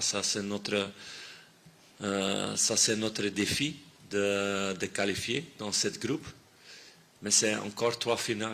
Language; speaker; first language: French; non-native, fluent; Dutch